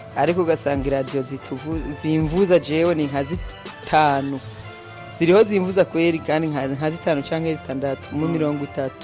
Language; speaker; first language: Rundi; early bilingual, heritage; Rundi